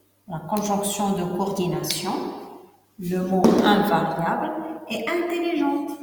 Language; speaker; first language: French; non-native, local second language; Arabic